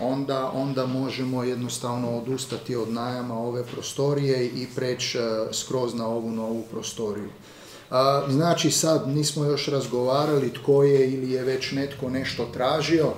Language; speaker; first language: Croatian; native; Croatian